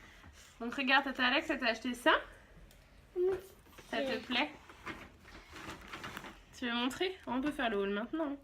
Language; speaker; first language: French; native; French